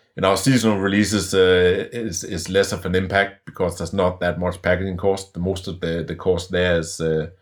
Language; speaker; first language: English; non-native, fluent; Danish